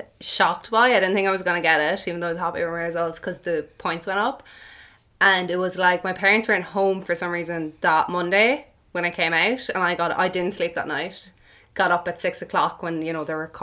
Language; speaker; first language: English; non-native, local second language; Irish